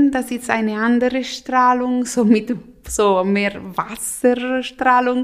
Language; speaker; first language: German; non-native, local second language; Italian